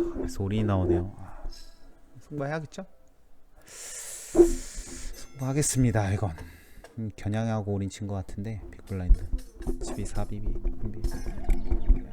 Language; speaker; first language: Korean; native; Korean